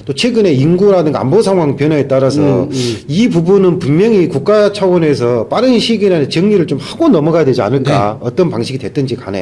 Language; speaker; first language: Korean; native; Korean